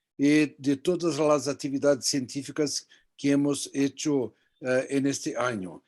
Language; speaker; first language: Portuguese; non-native, fluent; Spanish